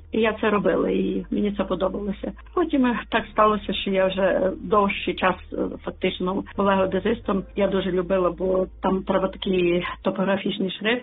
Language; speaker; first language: Ukrainian; non-native, local second language; Russian